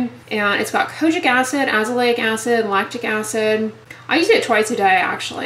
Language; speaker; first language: English; native; English